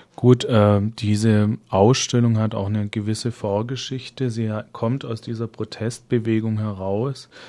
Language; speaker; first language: German; native; German